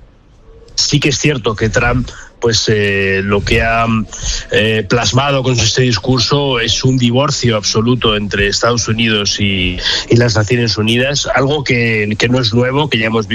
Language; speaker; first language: Spanish; native; Spanish